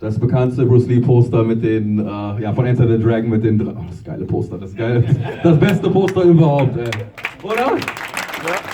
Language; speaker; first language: German; native; German